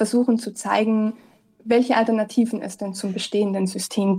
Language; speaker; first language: German; native; German